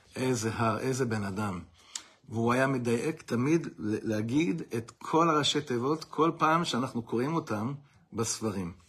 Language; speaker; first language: Hebrew; non-native, fluent; English